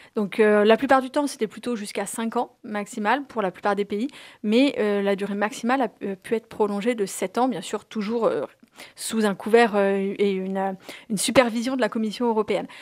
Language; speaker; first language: French; native; French